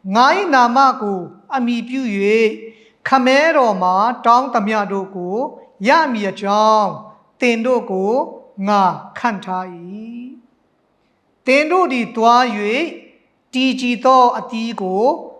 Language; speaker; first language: Burmese; non-native, local second language; Hakha Chin